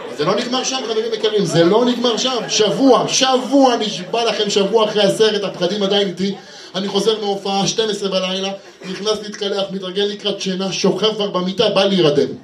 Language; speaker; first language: Hebrew; native; Hebrew